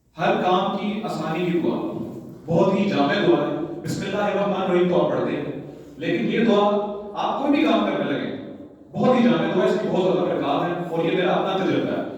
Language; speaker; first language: Urdu; non-native, local second language; Punjabi